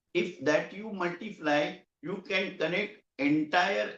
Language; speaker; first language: English; non-native, local second language; Marathi